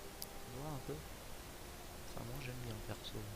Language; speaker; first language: French; native; French